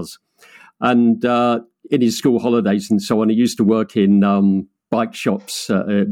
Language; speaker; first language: English; native; English